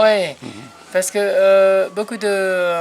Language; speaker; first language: French; non-native, learner; Nepali